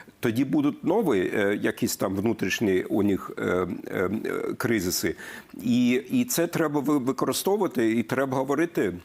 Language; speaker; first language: Ukrainian; non-native, fluent; German